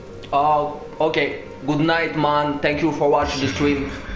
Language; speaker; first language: English; non-native, learner; French